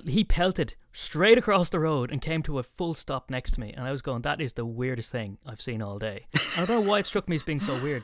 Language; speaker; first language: English; native; English